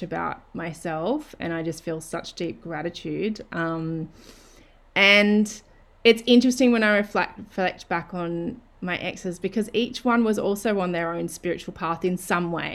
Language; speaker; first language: English; native; English